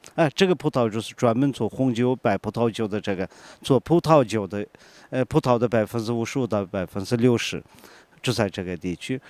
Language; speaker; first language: Chinese; non-native, fluent; Turkish